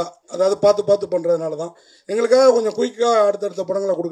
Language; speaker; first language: Tamil; native; Tamil